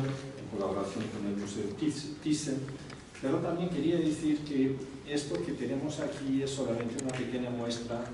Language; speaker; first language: Spanish; non-native, fluent; Portuguese